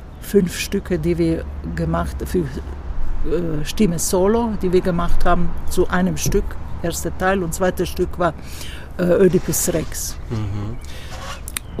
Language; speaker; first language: German; non-native, fluent; Croatian